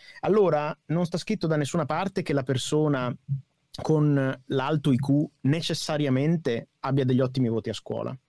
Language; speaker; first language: Italian; native; Italian